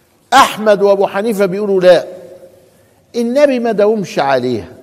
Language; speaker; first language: Arabic; native; Arabic